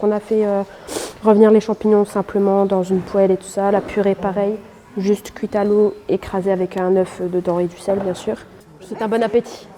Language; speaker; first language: French; native; French